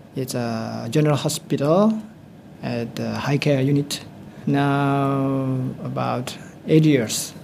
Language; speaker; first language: English; non-native, learner; Indonesian